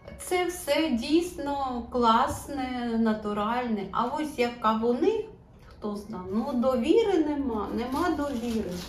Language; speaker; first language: Ukrainian; native; Ukrainian